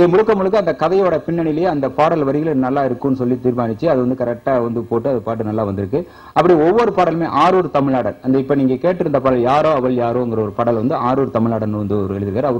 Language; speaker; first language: Tamil; native; Tamil